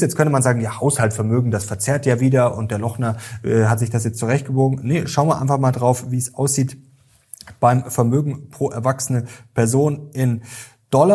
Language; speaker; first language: German; native; German